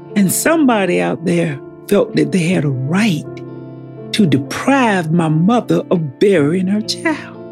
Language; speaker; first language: English; native; English